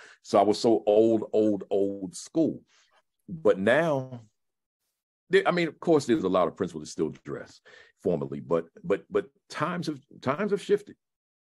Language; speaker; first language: English; native; English